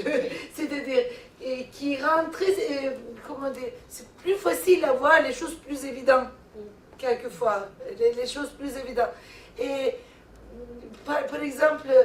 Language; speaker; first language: French; non-native, fluent; Turkish